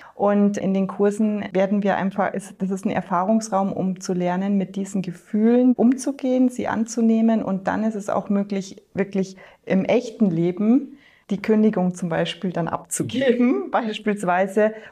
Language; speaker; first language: German; native; German